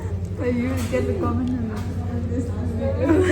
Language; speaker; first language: English; non-native, fluent; Tibetan